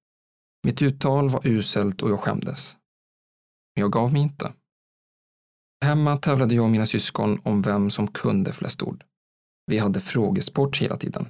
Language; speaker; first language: Swedish; non-native, fluent; Arabic